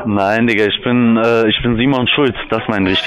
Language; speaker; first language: German; native; German